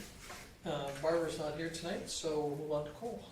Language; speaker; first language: English; native; English